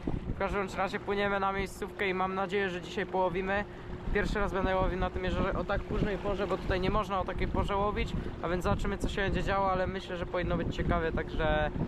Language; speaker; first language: Polish; native; Polish